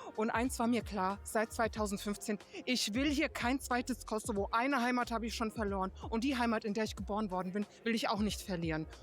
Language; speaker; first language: German; non-native, fluent; Serbian